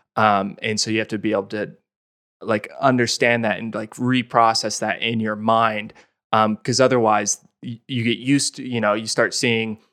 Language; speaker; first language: English; native; English